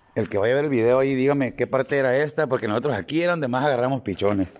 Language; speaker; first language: Spanish; native; Spanish